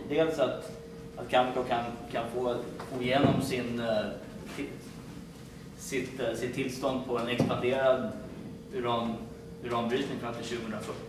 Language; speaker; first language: Swedish; native; Swedish